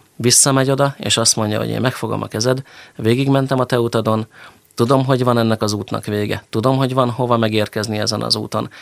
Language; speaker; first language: Hungarian; native; Hungarian